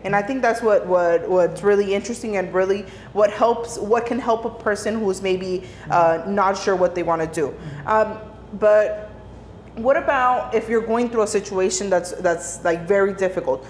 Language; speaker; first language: English; early bilingual, other home language; Spanish